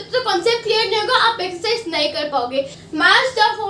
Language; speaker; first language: Hindi; native; Hindi